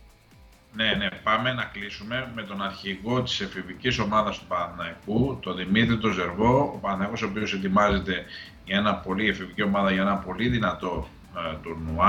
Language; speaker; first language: Greek; native; Greek